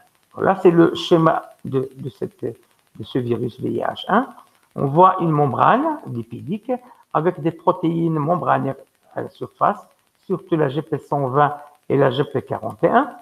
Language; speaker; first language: French; non-native, local second language; Arabic